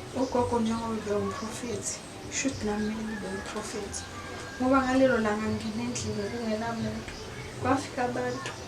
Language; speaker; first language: Zulu; non-native, local second language; Northern Sotho